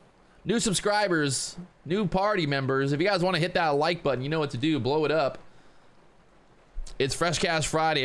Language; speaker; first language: English; native; English